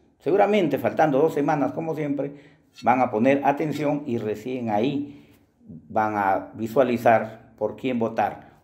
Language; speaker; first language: Spanish; native; Spanish